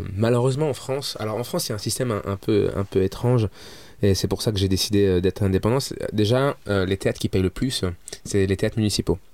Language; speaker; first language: French; early bilingual, other home language; Arabic